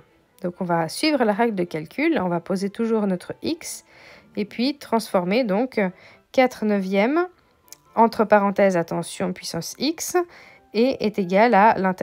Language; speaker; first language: French; native; French